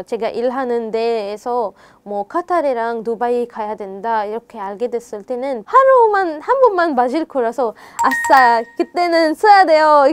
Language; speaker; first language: Korean; non-native, fluent; Arabic